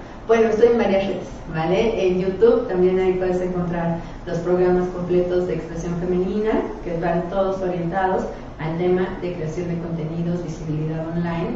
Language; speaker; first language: Spanish; native; Spanish